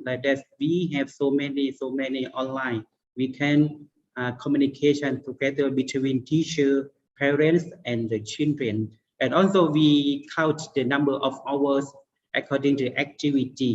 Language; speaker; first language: English; non-native, learner; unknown